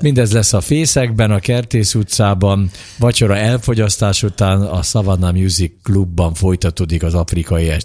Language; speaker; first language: Hungarian; native; Hungarian